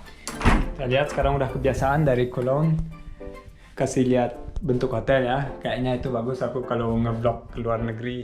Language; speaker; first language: Indonesian; early bilingual, heritage; German